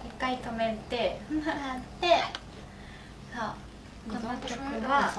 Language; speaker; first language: Japanese; native; Japanese